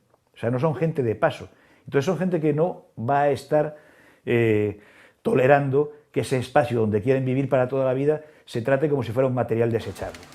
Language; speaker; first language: Spanish; native; Spanish